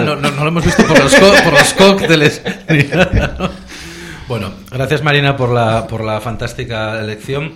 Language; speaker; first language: Spanish; native; Spanish